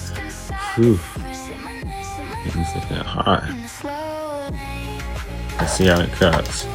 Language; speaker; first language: English; native; English